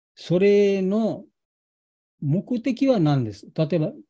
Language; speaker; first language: Japanese; non-native, learner; Bangla